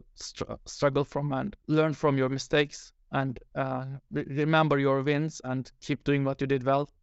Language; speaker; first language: English; non-native, fluent; Turkish